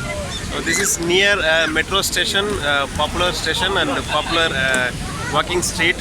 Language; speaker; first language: English; non-native, local second language; Tamil